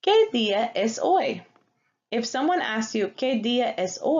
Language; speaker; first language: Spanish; non-native, fluent; English